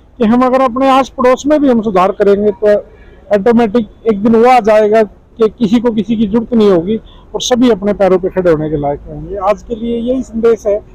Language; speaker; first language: Hindi; non-native, local second language; Punjabi